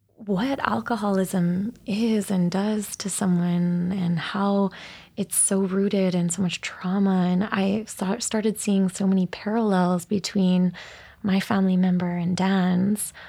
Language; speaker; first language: English; native; English